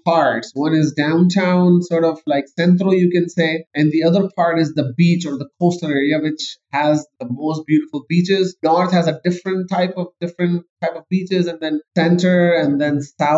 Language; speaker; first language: English; non-native, local second language; Urdu